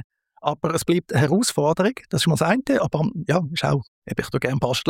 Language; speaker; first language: German; native; German